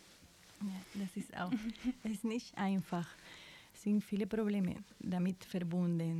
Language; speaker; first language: German; non-native, fluent; Spanish